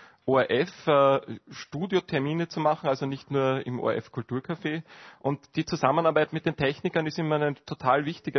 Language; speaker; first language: German; native; German